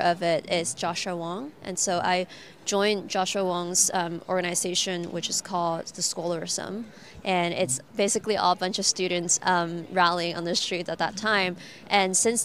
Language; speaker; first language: English; non-native, local second language; Cantonese